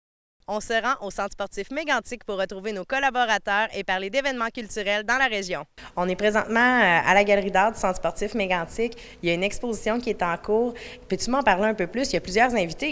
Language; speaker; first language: French; native; French